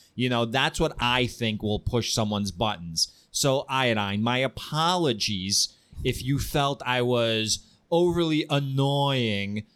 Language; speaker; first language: English; early bilingual, heritage; Ukrainian